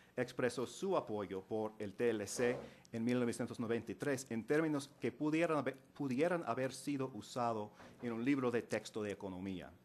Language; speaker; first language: Spanish; non-native, fluent; English